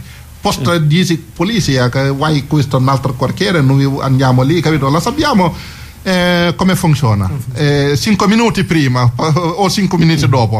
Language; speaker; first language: Italian; non-native, learner; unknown